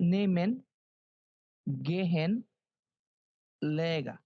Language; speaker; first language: German; non-native, learner; Bangla